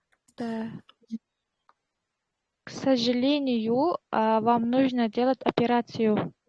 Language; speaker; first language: Russian; non-native, learner; Uzbek